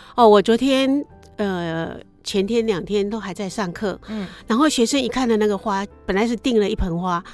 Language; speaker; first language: Chinese; native; Chinese